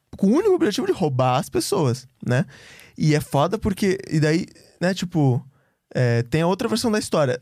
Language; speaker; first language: Portuguese; native; Portuguese